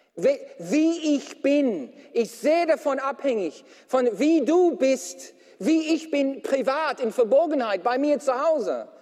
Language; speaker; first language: German; non-native, fluent; English